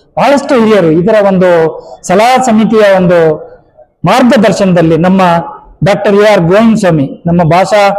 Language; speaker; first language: Kannada; non-native, local second language; Lambadi